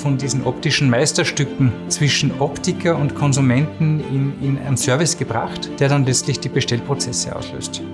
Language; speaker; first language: German; native; German